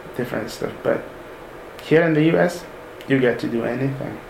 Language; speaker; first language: English; non-native, fluent; Arabic